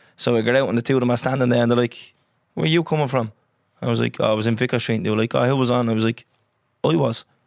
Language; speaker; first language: English; native; English